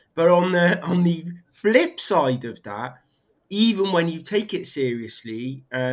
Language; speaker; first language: English; native; English